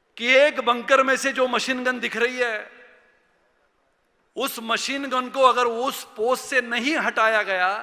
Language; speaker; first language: Hindi; non-native, local second language; Marathi